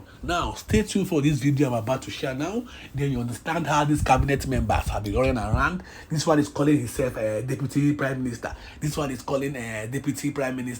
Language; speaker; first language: English; non-native, local second language; Igbo